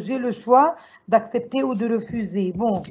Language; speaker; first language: French; non-native, learner; Arabic